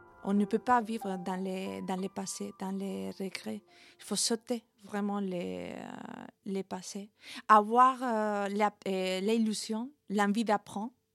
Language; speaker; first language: French; non-native, fluent; Spanish